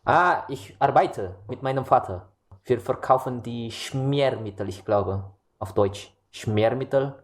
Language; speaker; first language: German; non-native, learner; Indonesian